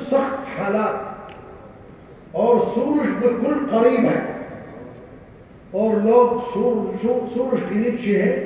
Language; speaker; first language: Urdu; non-native, learner; Arabic